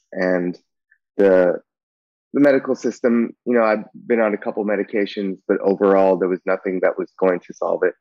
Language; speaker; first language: English; native; English